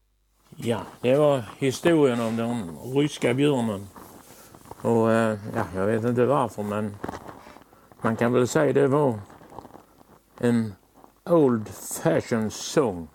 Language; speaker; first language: Swedish; native; Swedish